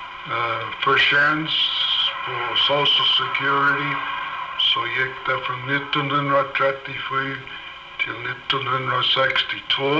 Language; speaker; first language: Swedish; early bilingual, heritage; Swedish